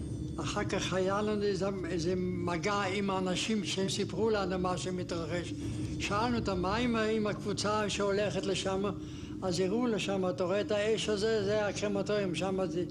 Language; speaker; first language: Hebrew; non-native, fluent; German